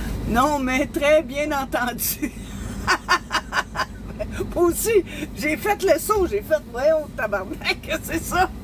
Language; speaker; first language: French; native; French